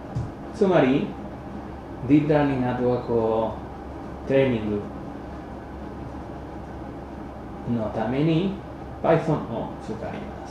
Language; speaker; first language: Japanese; non-native, fluent; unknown